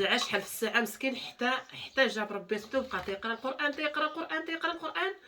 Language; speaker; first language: Arabic; native; Arabic